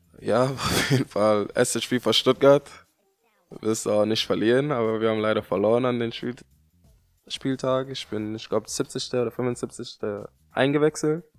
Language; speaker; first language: German; non-native, learner; English